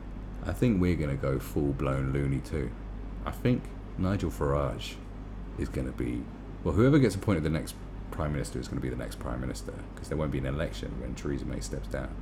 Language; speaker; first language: English; native; English